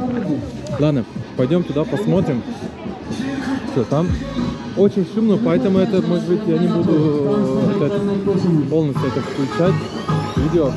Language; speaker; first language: Russian; non-native, learner; Turkish